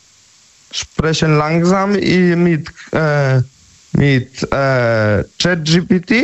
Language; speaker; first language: German; non-native, learner; Polish